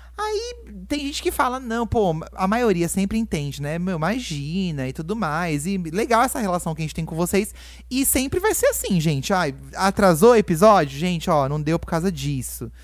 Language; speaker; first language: Portuguese; native; Portuguese